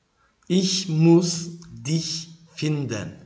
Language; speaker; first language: German; non-native, fluent; Turkish